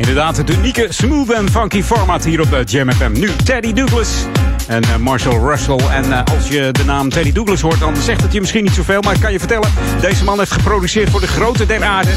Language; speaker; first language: Dutch; native; Dutch